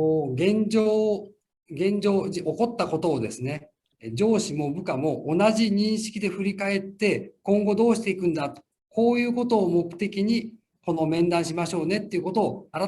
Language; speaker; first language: Japanese; native; Japanese